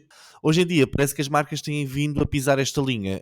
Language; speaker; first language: Portuguese; native; Portuguese